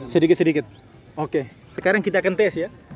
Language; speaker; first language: Indonesian; non-native, fluent; Tetum